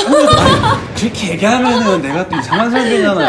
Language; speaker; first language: Korean; native; Korean